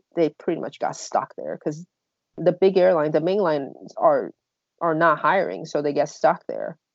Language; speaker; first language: English; non-native, fluent; Chinese